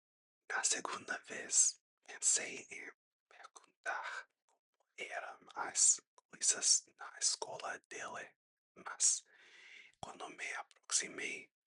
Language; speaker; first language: Portuguese; non-native, learner; English